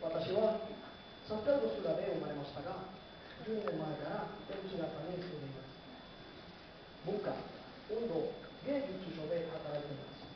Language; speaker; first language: Japanese; non-native, learner; Spanish